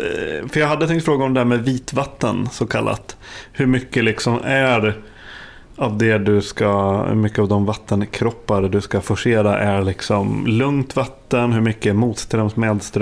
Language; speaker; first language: Swedish; native; Swedish